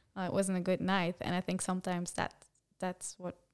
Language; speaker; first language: English; non-native, fluent; Dutch